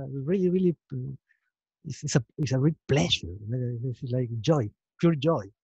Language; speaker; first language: English; non-native, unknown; Spanish